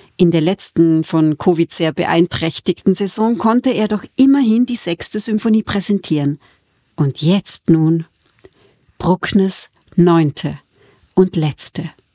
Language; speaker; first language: German; native; German